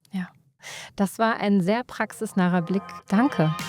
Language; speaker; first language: German; native; German